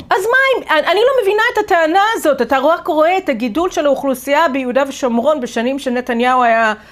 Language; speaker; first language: Hebrew; non-native, fluent; English